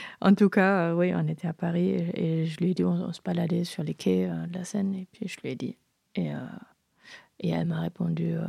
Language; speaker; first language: French; non-native, fluent; German